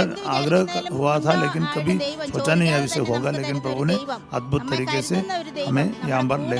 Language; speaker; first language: Hindi; native; Hindi